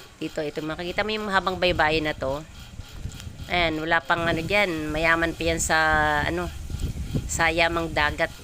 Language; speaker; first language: Filipino; non-native, local second language; Bikol